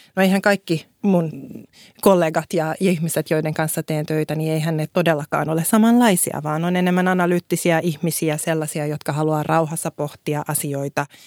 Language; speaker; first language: Finnish; non-native, local second language; Swedish